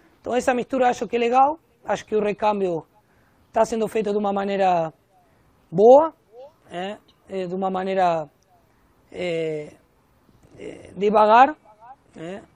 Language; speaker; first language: Portuguese; non-native, fluent; Spanish